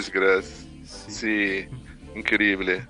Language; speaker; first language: Spanish; non-native, learner; Portuguese